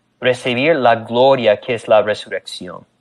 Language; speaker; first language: Spanish; non-native, fluent; English